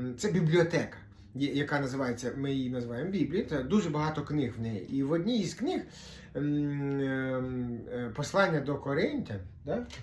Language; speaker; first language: Ukrainian; non-native, local second language; Russian